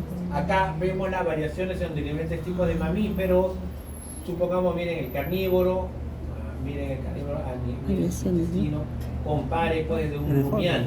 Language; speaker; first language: Spanish; native; Spanish